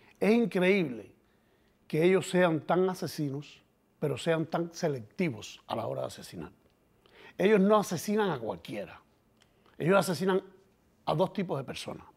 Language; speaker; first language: Spanish; native; Spanish